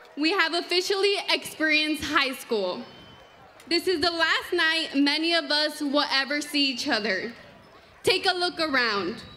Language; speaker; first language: English; early bilingual, other home language; Spanish